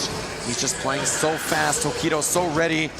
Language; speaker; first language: English; native; English